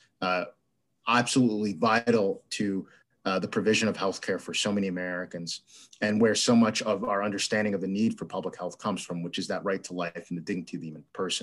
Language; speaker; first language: English; native; English